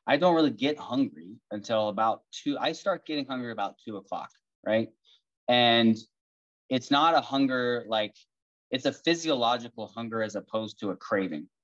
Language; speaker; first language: English; native; English